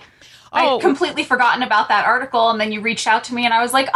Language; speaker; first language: English; native; English